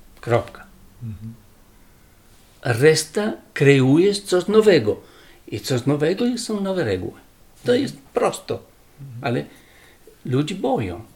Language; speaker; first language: Polish; non-native, learner; Italian